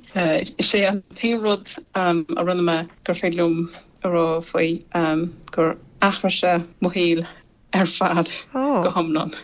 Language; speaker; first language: Irish; non-native, fluent; English